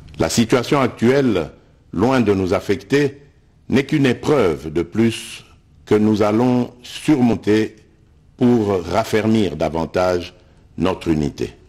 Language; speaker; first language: French; non-native, local second language; Luba-Lulua